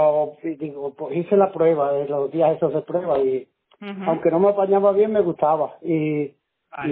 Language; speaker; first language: Spanish; native; Spanish